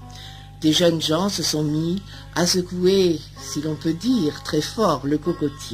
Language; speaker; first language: French; native; French